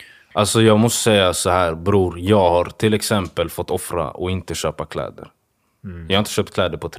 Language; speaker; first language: Swedish; early bilingual, other home language; Swahili